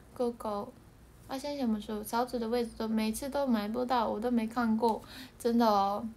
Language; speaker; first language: Chinese; non-native, fluent; Japanese